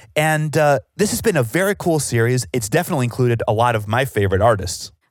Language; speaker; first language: English; native; English